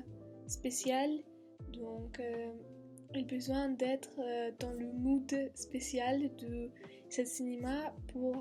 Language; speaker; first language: French; non-native, learner; Russian